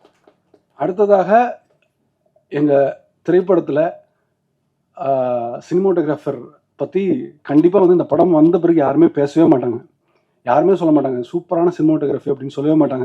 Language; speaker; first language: Tamil; native; Tamil